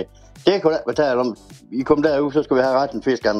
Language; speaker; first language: Danish; native; Danish